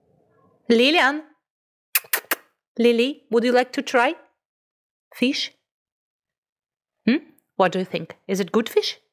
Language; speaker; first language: English; non-native, fluent; Russian